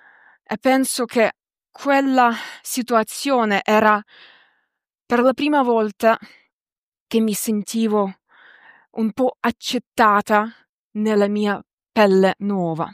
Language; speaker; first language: Italian; non-native, fluent; Ukrainian